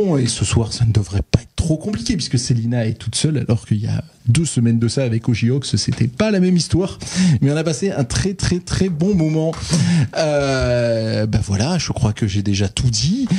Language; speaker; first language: French; native; French